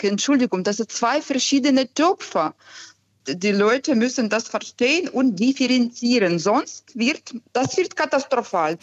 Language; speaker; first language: German; non-native, fluent; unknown